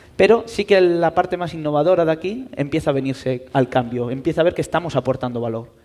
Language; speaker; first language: Spanish; native; Spanish